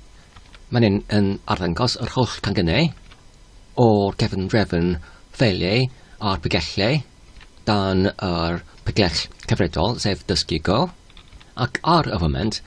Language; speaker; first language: Welsh; non-native, fluent; English